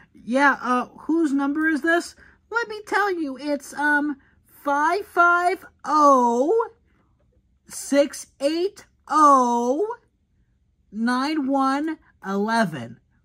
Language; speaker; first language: English; native; English